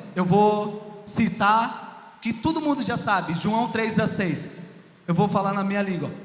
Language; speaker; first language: Portuguese; non-native, local second language; Ticuna